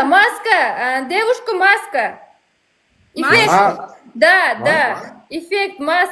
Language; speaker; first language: Russian; non-native, learner; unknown